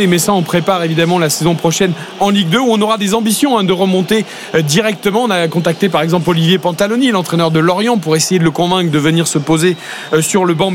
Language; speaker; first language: French; native; French